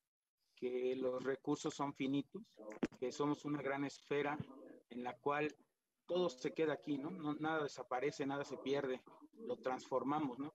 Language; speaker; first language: Spanish; native; Spanish